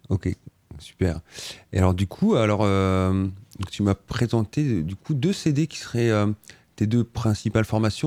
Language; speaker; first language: French; native; French